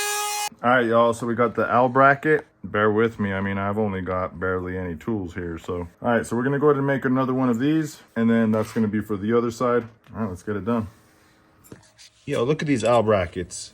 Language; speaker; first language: English; native; English